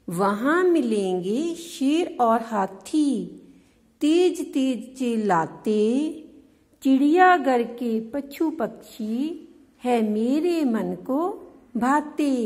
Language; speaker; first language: Hindi; non-native, local second language; Punjabi